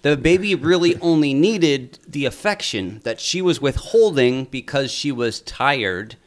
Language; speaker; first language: English; native; English